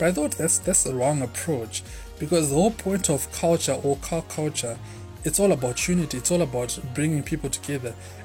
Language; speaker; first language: English; non-native, local second language; Shona